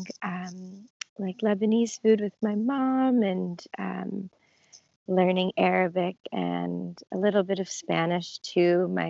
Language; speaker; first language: English; native; English